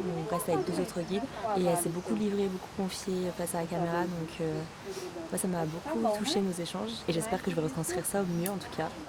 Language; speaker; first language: French; native; French